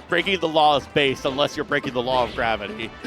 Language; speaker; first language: English; native; English